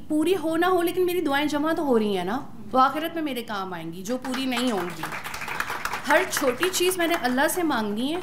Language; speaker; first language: Urdu; native; Urdu